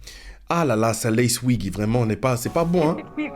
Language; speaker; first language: French; native; French